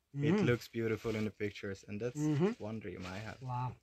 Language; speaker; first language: English; non-native, fluent; Swedish